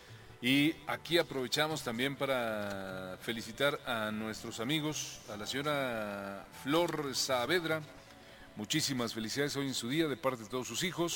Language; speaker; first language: Spanish; native; Spanish